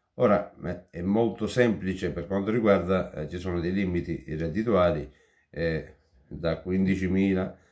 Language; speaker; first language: Italian; non-native, fluent; Hindi